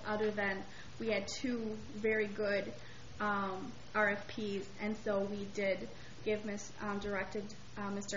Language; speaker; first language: English; native; English